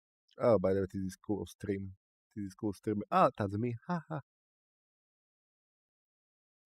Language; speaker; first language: English; non-native, learner; Slovak